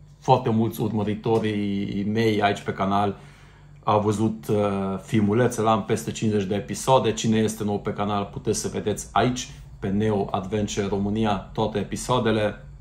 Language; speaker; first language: Romanian; non-native, local second language; Hungarian